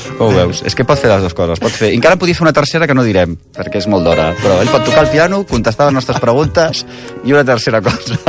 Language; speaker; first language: Catalan; native; Catalan